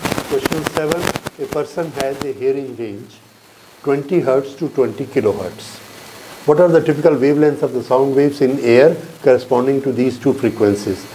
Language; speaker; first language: English; non-native, local second language; Hindi